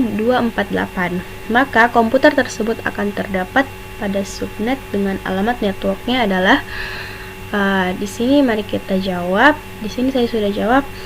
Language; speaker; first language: Indonesian; native; Indonesian